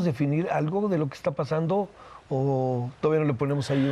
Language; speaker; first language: Spanish; native; Spanish